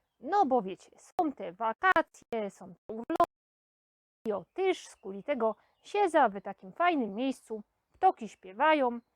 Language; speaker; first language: Polish; native; Polish